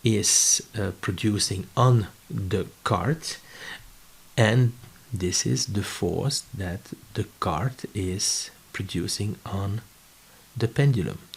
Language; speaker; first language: English; non-native, fluent; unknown